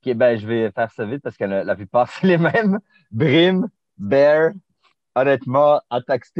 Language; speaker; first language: French; native; French